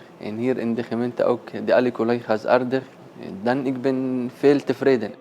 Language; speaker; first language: Dutch; non-native, learner; Arabic